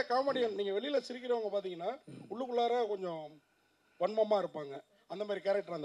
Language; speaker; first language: Tamil; native; Tamil